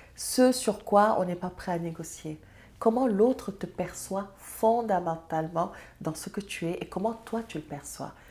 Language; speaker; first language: French; non-native, local second language; Serer